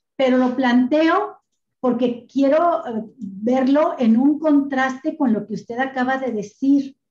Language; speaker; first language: Spanish; native; Spanish